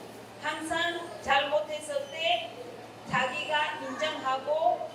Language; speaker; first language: Korean; non-native, learner; Hindi